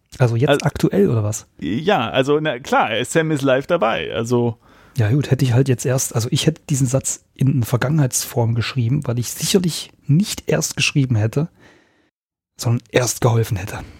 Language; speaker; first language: German; native; German